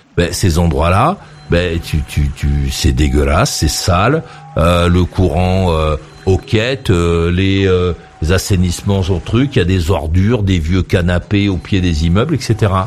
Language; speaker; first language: French; native; French